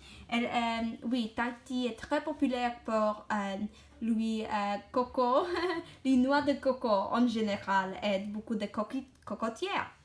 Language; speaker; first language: French; non-native, learner; English